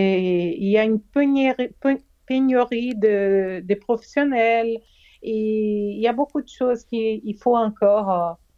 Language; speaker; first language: French; non-native, fluent; Portuguese